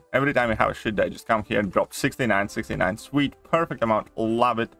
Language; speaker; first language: English; non-native, fluent; Latvian